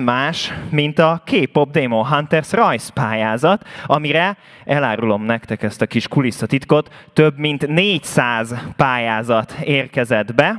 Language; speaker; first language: Hungarian; native; Hungarian